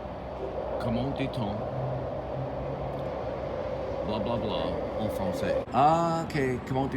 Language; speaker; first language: French; non-native, learner; English